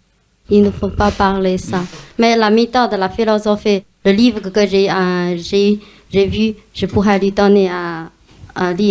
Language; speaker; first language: French; non-native, fluent; Chinese